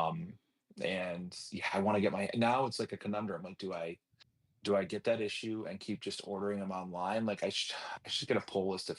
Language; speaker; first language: English; native; English